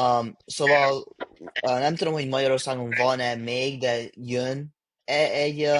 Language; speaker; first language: Hungarian; early bilingual, heritage; English